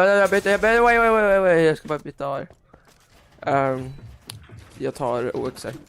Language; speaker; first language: Swedish; native; Swedish